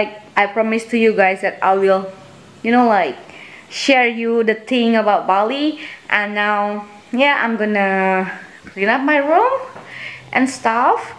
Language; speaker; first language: English; non-native, fluent; Indonesian